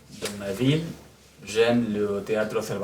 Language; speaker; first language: French; non-native, learner; Spanish